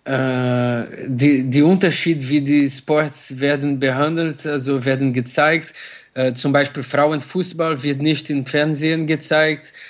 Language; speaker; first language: German; non-native, fluent; Portuguese